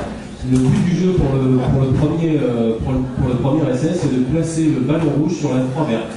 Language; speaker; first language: French; native; French